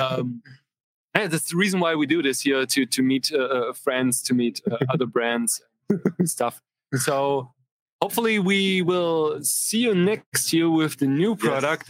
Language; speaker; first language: English; non-native, fluent; German